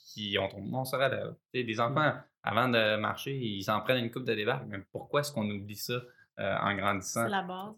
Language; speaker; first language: French; native; French